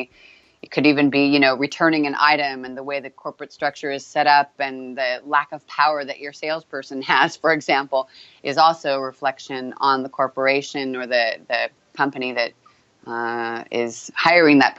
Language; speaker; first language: English; native; English